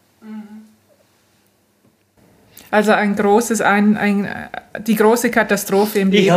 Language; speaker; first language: German; native; German